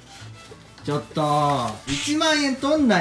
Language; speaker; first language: Japanese; native; Japanese